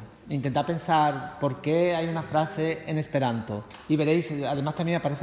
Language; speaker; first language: Spanish; native; Spanish